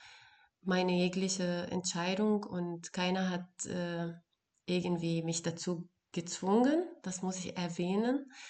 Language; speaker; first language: German; non-native, fluent; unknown